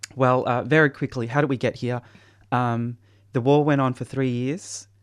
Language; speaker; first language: English; native; English